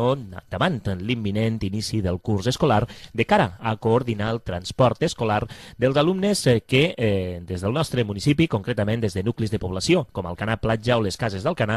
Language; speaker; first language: Catalan; native; Catalan